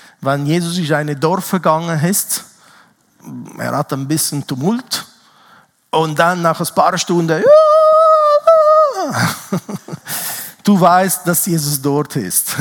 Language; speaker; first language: German; non-native, fluent; Italian